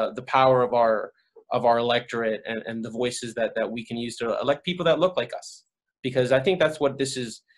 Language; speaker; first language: English; early bilingual, other home language; Spanish